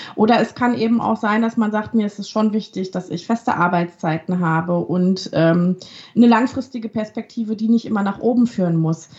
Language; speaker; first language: German; early bilingual, other home language; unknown